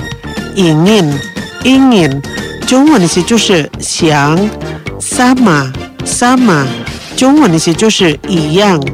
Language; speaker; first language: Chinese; non-native, fluent; Indonesian